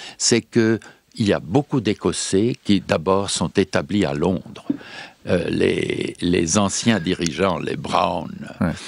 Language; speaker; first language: French; non-native, fluent; Serbian